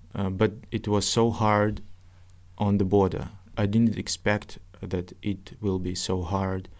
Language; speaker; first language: English; non-native, fluent; Russian